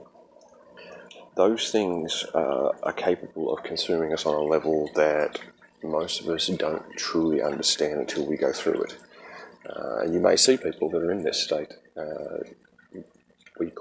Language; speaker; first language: English; native; English